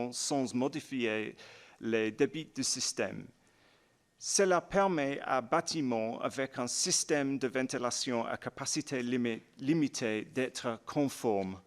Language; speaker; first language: French; non-native, learner; English